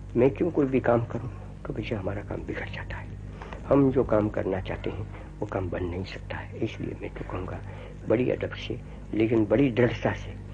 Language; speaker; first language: Hindi; non-native, local second language; Gujarati